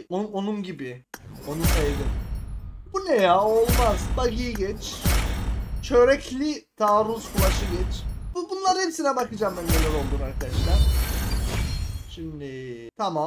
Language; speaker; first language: Turkish; native; Turkish